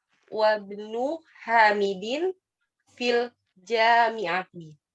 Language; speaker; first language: Arabic; non-native, learner; Indonesian